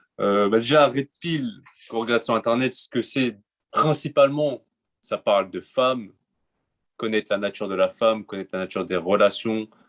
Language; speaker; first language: French; native; French